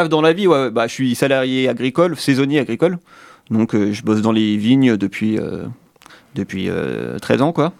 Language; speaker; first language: French; native; French